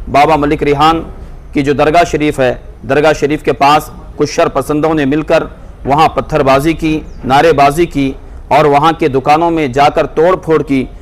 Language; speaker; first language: Urdu; native; Urdu